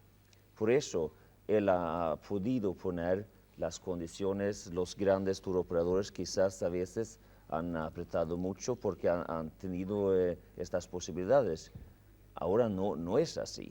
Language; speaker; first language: Spanish; non-native, fluent; Swedish